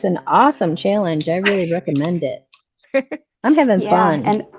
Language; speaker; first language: English; native; English